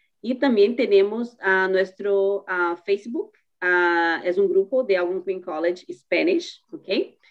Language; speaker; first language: Spanish; non-native, learner; Portuguese